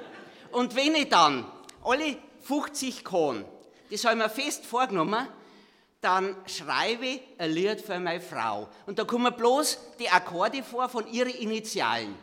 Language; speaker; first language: German; native; German